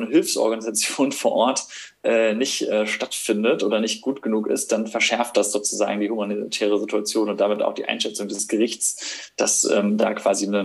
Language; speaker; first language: German; native; German